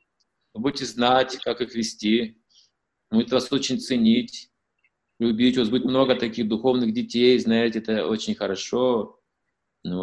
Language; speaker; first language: Russian; native; Russian